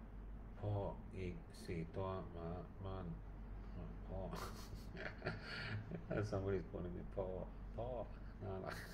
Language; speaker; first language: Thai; non-native, learner; Swedish